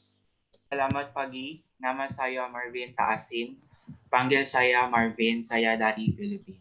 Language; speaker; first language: Indonesian; non-native, learner; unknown